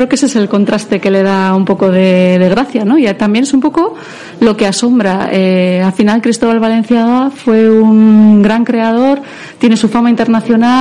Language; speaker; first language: Spanish; native; Spanish